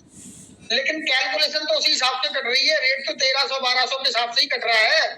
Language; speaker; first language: Hindi; native; Hindi